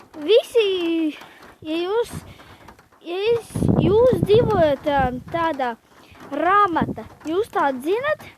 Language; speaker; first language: Latvian; non-native, local second language; Russian